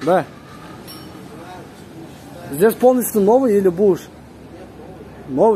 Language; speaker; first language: Russian; non-native, local second language; Kyrgyz